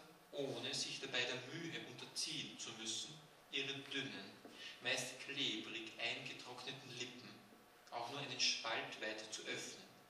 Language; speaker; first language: German; native; German